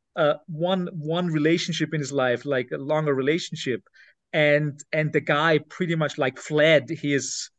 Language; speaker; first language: English; non-native, fluent; German